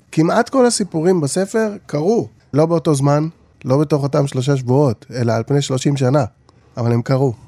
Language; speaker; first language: Hebrew; native; Hebrew